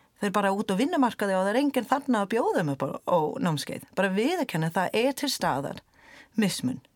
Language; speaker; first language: Icelandic; non-native, fluent; English